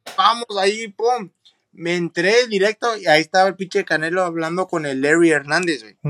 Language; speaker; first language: Spanish; early bilingual, heritage; Spanish